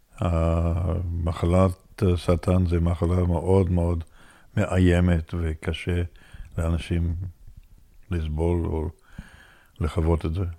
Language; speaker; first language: Hebrew; non-native, fluent; English